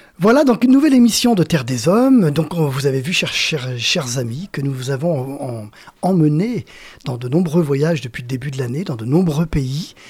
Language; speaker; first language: French; native; French